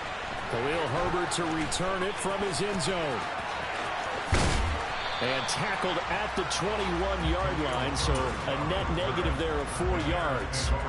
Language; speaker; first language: English; native; English